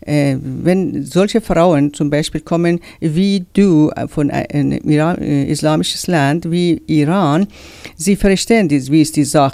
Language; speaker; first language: German; non-native, learner; Persian